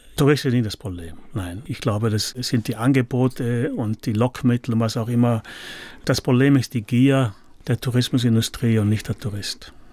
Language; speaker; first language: German; native; German